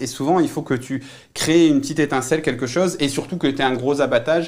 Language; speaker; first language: French; native; French